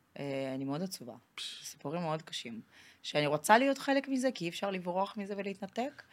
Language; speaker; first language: Hebrew; non-native, fluent; Russian